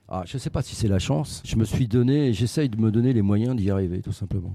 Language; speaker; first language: French; native; French